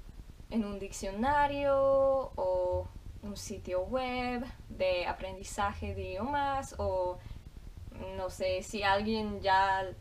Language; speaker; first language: Spanish; non-native, fluent; English